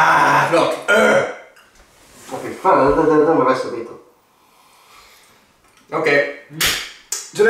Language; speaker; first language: Swedish; native; Swedish